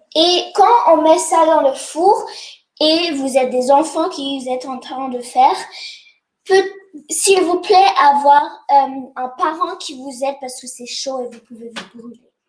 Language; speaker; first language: French; non-native, fluent; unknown